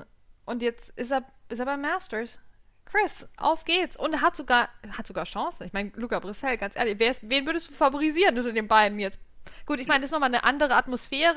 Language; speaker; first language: German; native; German